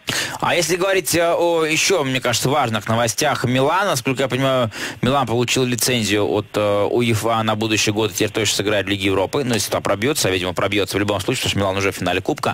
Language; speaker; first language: Russian; native; Russian